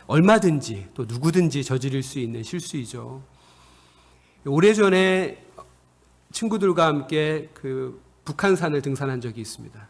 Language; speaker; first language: Korean; native; Korean